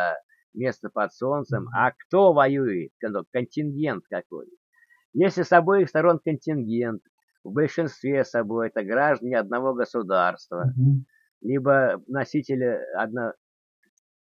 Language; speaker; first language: Russian; native; Russian